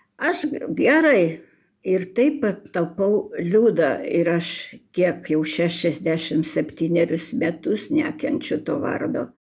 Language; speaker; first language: Lithuanian; early bilingual, heritage; Lithuanian